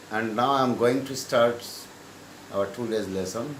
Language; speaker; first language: English; non-native, local second language; Bangla